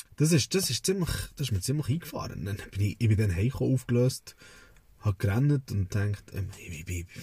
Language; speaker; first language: German; early bilingual, other home language; Serbian